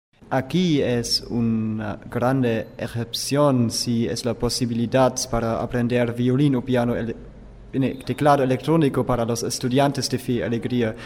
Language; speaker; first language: Spanish; non-native, learner; German